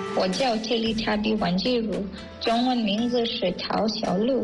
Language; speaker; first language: Chinese; non-native, fluent; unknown